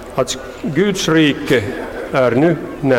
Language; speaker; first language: Swedish; non-native, local second language; Finnish